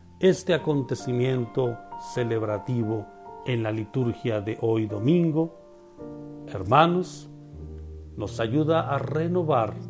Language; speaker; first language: Spanish; native; Spanish